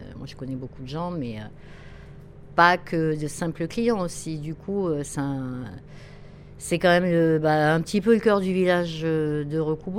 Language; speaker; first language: French; native; French